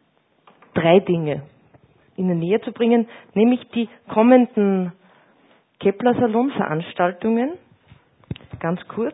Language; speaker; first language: German; native; German